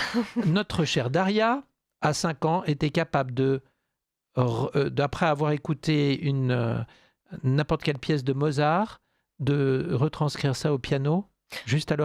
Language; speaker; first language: French; native; French